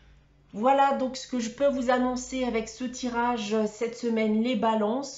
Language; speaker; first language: French; native; French